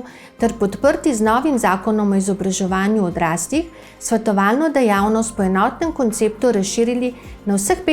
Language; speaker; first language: Slovenian; native; Slovenian